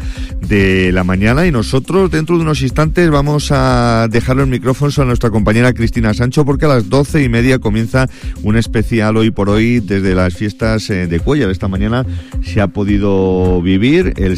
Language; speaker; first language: Spanish; native; Spanish